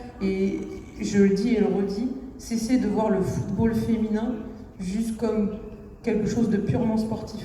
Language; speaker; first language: French; native; French